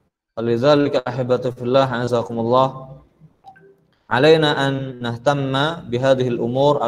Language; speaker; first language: Arabic; non-native, fluent; Indonesian